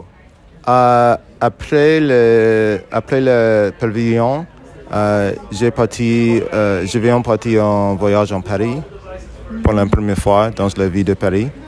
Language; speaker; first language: French; non-native, learner; English